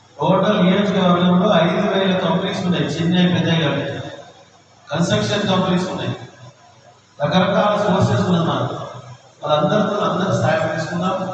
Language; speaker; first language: Telugu; native; Telugu